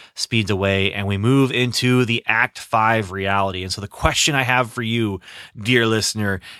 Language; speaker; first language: English; native; English